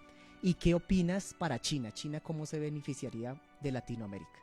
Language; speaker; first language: Spanish; native; Spanish